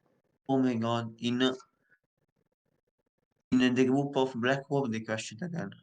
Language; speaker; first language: English; non-native, learner; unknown